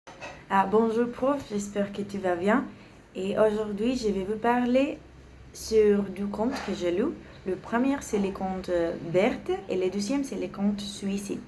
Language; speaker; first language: French; non-native, learner; Spanish